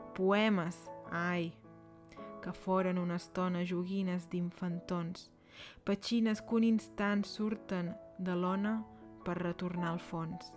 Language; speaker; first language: Catalan; native; Catalan